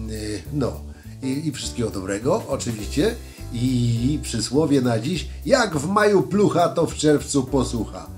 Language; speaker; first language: Polish; native; Polish